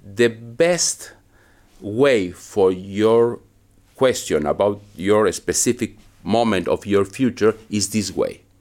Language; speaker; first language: English; non-native, learner; Spanish